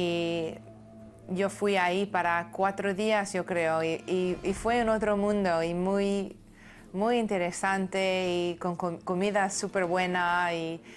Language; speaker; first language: Spanish; non-native, fluent; English